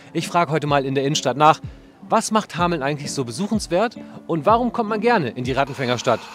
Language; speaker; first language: German; native; German